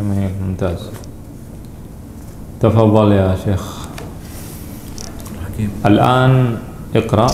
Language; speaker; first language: Arabic; non-native, fluent; Indonesian